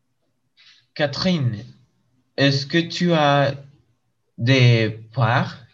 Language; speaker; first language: French; non-native, learner; English